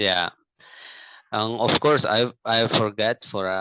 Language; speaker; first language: English; non-native, learner; Portuguese